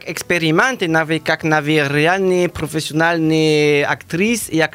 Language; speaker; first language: Russian; non-native, learner; French